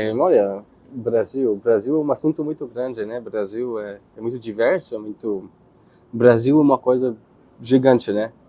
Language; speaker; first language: Portuguese; non-native, fluent; Hebrew